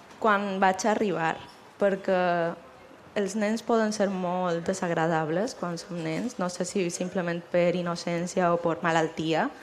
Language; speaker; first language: Catalan; early bilingual, other home language; Spanish